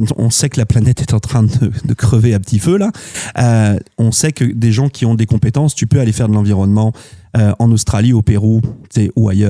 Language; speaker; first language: French; native; French